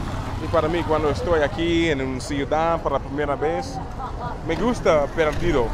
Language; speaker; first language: Spanish; non-native, learner; English